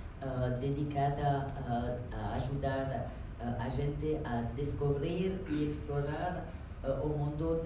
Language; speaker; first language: Spanish; non-native, learner; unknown